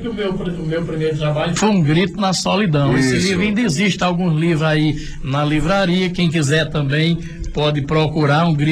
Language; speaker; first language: Portuguese; native; Portuguese